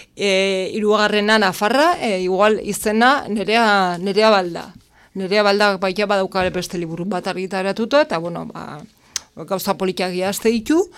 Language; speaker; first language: Basque; native; Basque